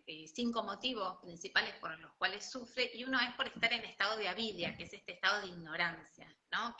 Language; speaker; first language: Spanish; native; Spanish